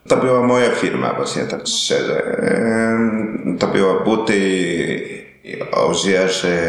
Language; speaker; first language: Polish; non-native, learner; Vietnamese